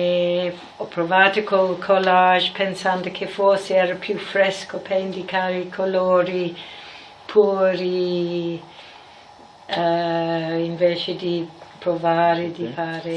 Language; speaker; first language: Italian; non-native, fluent; English